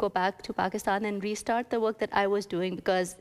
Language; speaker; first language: English; non-native, local second language; Urdu